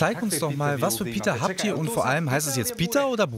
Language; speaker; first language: German; early bilingual, other home language; Croatian